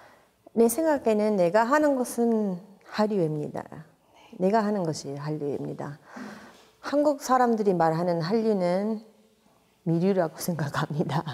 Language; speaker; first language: Korean; non-native, fluent; English